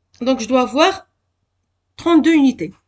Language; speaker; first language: French; non-native, local second language; Arabic